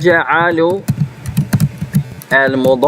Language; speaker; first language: Arabic; non-native, fluent; English